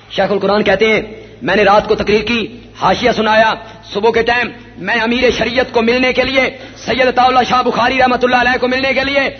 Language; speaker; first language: Urdu; non-native, local second language; Punjabi